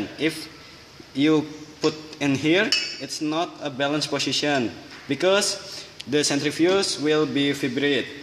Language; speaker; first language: English; non-native, learner; Indonesian